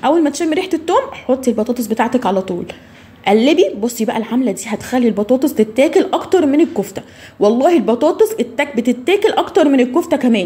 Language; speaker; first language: Arabic; native; Arabic